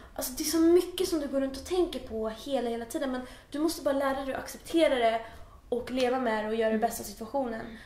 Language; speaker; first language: Swedish; early bilingual, other home language; Persian